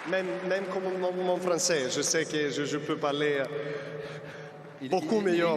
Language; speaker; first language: French; non-native, learner; Serbian